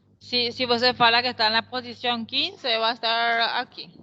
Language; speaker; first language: Portuguese; non-native, fluent; Spanish